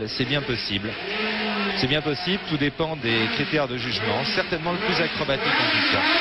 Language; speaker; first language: French; native; French